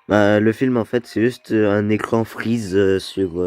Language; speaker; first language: French; native; French